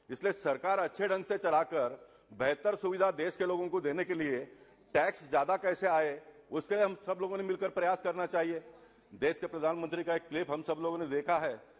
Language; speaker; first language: Hindi; non-native, local second language; Tulu